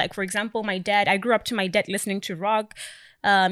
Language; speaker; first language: English; non-native, local second language; Tswana